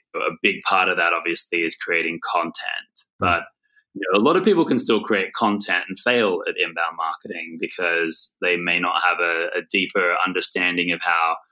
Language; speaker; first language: English; native; English